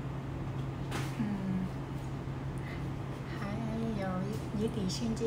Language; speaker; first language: Chinese; non-native, learner; Vietnamese